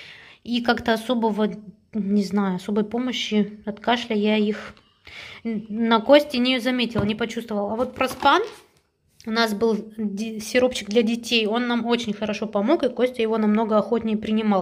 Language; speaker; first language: Russian; native; Russian